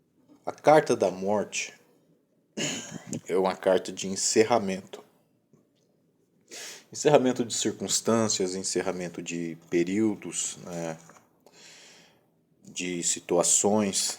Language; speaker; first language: Portuguese; native; Portuguese